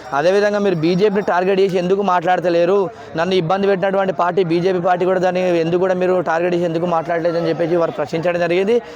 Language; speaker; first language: Telugu; native; Telugu